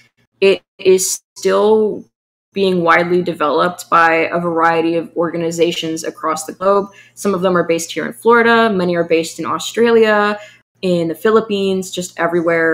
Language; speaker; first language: English; native; English